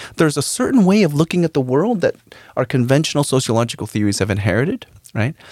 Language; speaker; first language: English; native; English